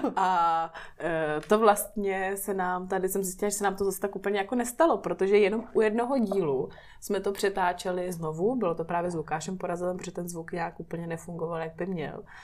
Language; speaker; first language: Czech; native; Czech